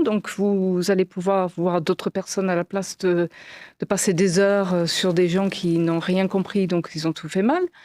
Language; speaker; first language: French; non-native, fluent; English